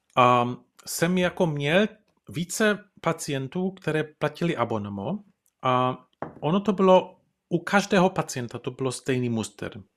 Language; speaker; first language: Czech; early bilingual, heritage; Czech